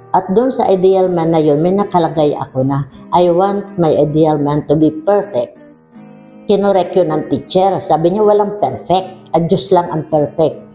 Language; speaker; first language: Filipino; non-native, local second language; Bikol